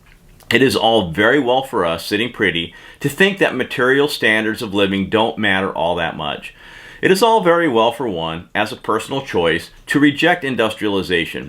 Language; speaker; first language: English; native; English